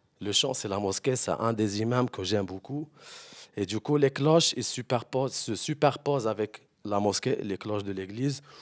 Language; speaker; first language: French; non-native, local second language; Arabic